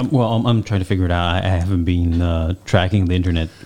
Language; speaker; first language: English; non-native, fluent; Hebrew